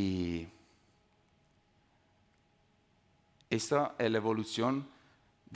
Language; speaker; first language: Spanish; non-native, fluent; Italian